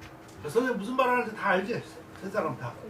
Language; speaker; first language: Korean; native; Korean